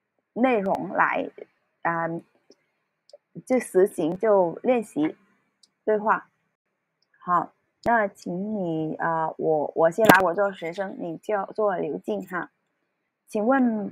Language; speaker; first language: Chinese; early bilingual, heritage; Cantonese